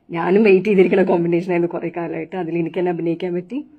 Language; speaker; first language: Malayalam; non-native, local second language; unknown